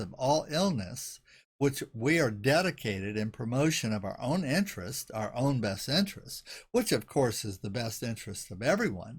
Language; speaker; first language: English; native; English